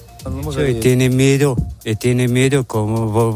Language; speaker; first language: Spanish; non-native, learner; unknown